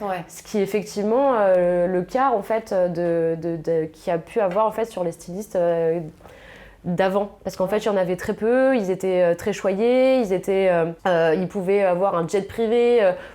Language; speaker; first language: French; native; French